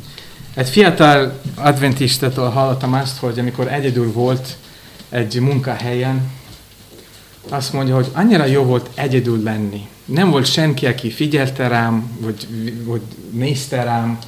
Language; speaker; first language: Hungarian; non-native, fluent; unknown